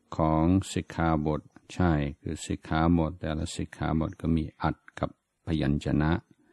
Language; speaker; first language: Thai; non-native, fluent; English